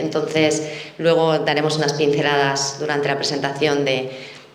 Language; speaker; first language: Spanish; native; Spanish